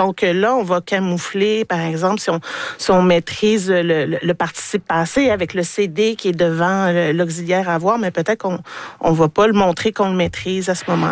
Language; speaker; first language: French; native; French